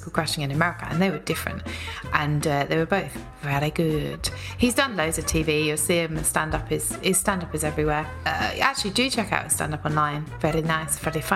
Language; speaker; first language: English; native; English